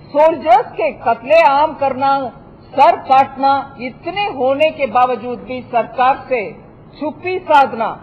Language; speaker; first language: Hindi; non-native, local second language; Tamil